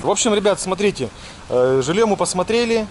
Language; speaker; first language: Russian; native; Russian